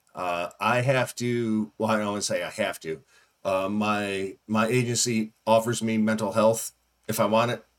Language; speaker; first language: English; native; English